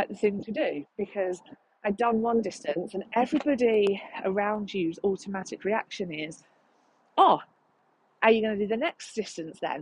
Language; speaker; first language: English; native; English